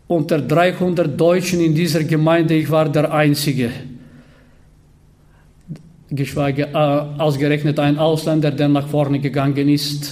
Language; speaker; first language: German; non-native, fluent; Bulgarian